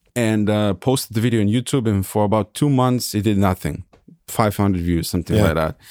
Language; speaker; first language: English; non-native, fluent; Serbian